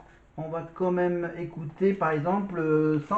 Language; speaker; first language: French; native; French